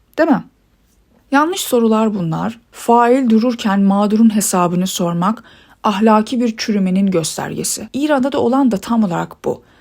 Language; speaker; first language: Turkish; early bilingual, other home language; Persian